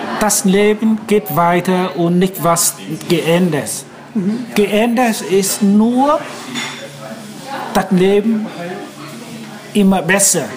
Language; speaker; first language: German; non-native, learner; Vietnamese